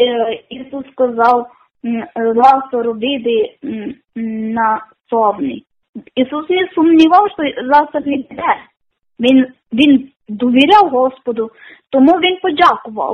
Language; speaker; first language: Ukrainian; non-native, learner; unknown